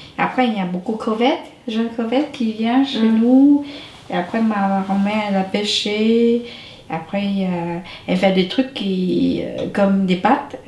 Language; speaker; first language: French; non-native, learner; Vietnamese